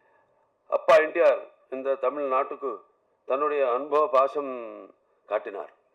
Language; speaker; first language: Tamil; non-native, learner; Telugu